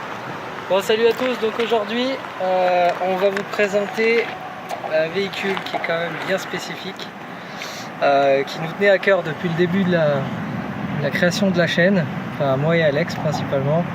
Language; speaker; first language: French; native; French